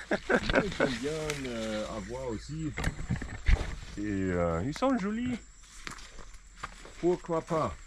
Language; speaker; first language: French; non-native, fluent; German